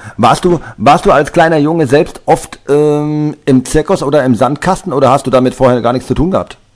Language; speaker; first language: German; native; German